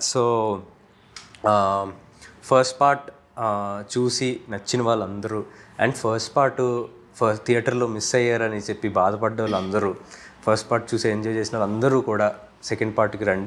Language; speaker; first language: Telugu; native; Telugu